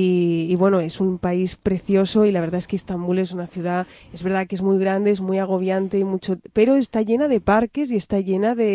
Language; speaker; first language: Spanish; native; Spanish